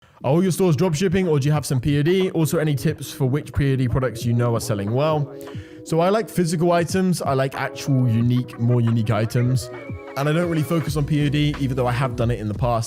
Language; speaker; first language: English; native; English